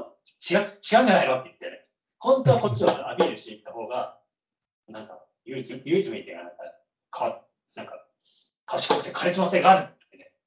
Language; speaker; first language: Japanese; native; Japanese